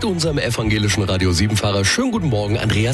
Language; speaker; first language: German; native; German